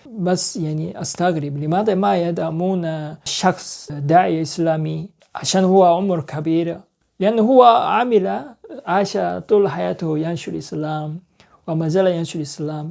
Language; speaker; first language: Arabic; non-native, learner; Korean